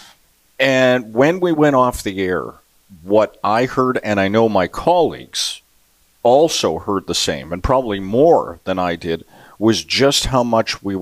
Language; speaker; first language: English; native; English